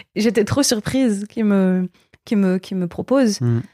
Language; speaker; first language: French; native; French